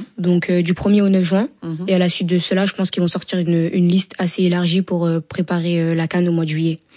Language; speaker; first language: French; early bilingual, other home language; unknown